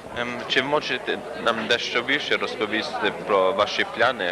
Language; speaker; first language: Ukrainian; early bilingual, heritage; Ukrainian